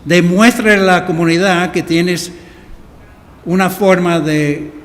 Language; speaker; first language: Spanish; early bilingual, heritage; Spanish